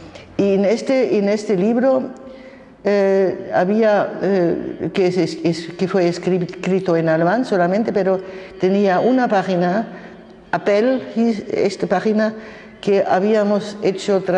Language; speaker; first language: Spanish; non-native, fluent; German